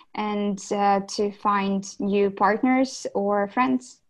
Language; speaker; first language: English; non-native, fluent; Ukrainian